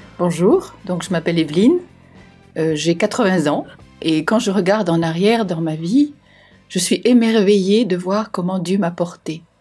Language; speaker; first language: French; native; French